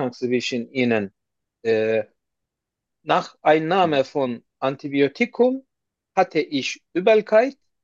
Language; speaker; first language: German; non-native, learner; Turkish